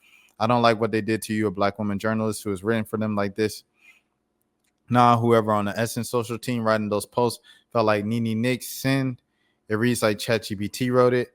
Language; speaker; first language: English; native; English